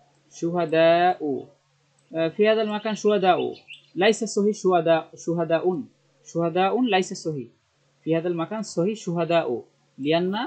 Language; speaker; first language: Arabic; non-native, learner; Bangla